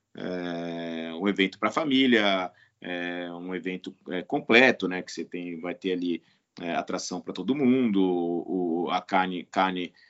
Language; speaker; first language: Portuguese; native; Portuguese